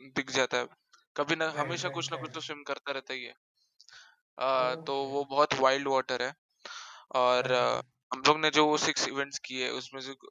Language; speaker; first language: Hindi; non-native, local second language; Marathi